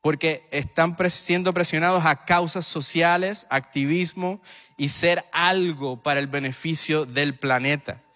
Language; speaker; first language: Spanish; early bilingual, other home language; English